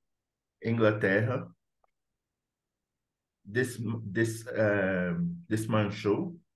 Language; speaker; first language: Portuguese; non-native, fluent; English